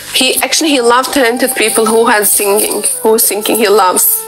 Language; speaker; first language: English; non-native, learner; Arabic